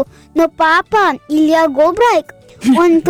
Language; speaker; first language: Russian; early bilingual, heritage; Russian